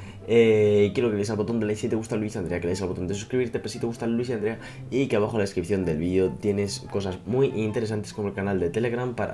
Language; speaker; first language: Spanish; native; Spanish